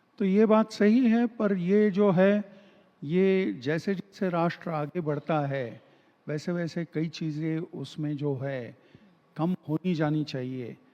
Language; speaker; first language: Hindi; non-native, local second language; Marathi